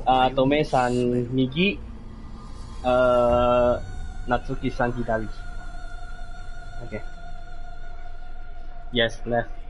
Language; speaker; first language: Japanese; non-native, learner; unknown